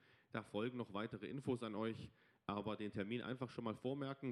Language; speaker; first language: German; native; German